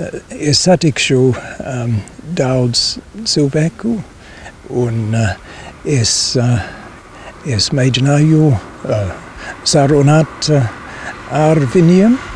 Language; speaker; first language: Latvian; non-native, learner; English